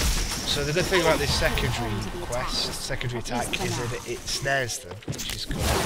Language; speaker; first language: English; native; English